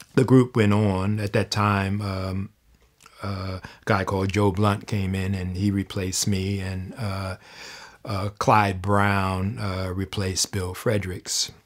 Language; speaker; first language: English; native; English